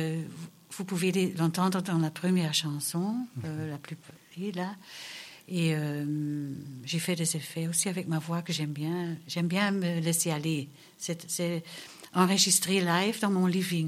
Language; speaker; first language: French; early bilingual, other home language; German